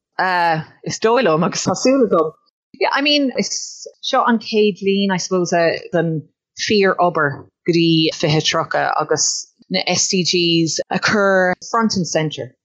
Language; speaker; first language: Irish; non-native, local second language; English